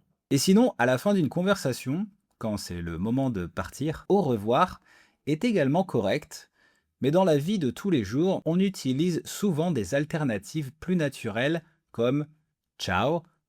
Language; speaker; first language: French; native; French